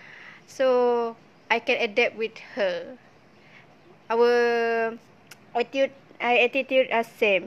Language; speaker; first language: English; non-native, local second language; Malay